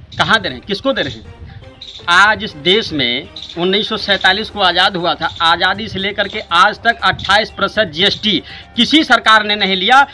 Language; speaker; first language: Hindi; native; Hindi